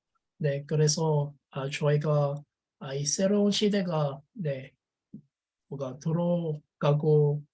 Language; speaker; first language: Korean; non-native, learner; French